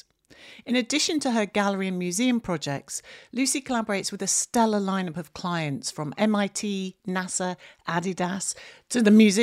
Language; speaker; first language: English; native; English